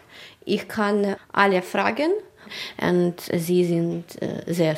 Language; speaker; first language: German; non-native, learner; Ukrainian